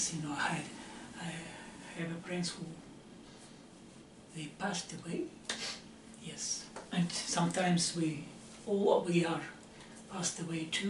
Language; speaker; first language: English; non-native, learner; Russian